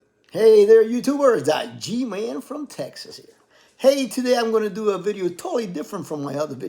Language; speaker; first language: English; native; English